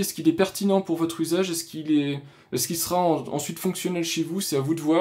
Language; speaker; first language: French; native; French